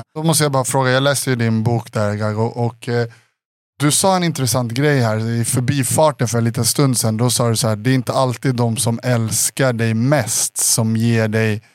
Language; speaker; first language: Swedish; native; Swedish